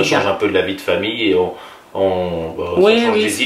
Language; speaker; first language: French; native; French